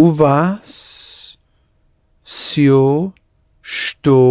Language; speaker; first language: Russian; non-native, learner; English